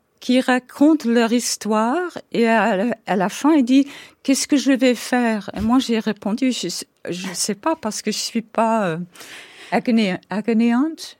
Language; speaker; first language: French; non-native, fluent; English